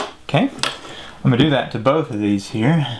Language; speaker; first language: English; native; English